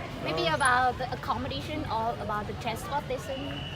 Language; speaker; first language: English; non-native, learner; Vietnamese